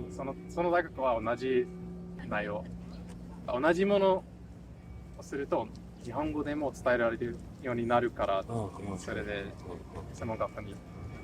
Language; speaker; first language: Japanese; non-native, learner; English